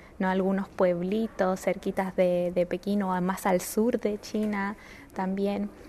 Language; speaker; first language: Spanish; native; Spanish